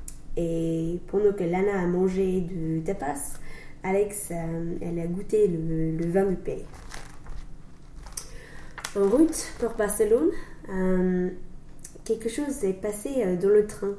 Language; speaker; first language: French; non-native, learner; English